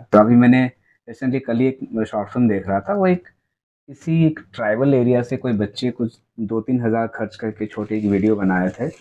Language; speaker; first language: Hindi; non-native, local second language; Odia